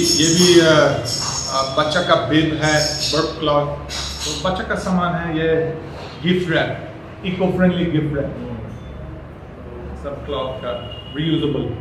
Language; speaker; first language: Hindi; non-native, learner; English